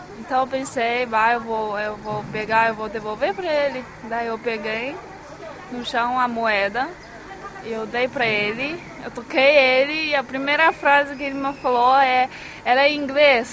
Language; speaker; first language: Portuguese; non-native, fluent; Chinese